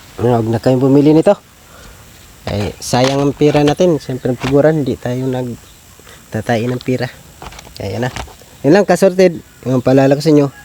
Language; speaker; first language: Filipino; non-native, local second language; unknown